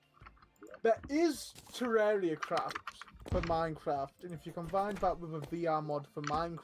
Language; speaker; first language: English; native; English